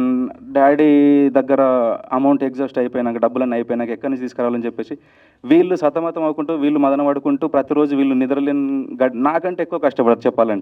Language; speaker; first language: Telugu; native; Telugu